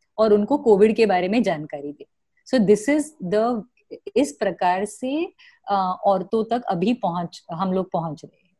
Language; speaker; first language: Hindi; non-native, local second language; Marathi